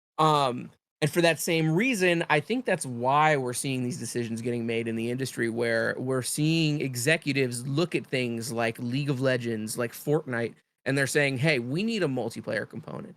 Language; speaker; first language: English; native; English